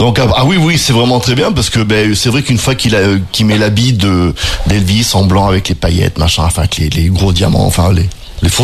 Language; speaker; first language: French; native; French